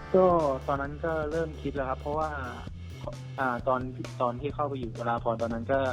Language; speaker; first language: Thai; native; Thai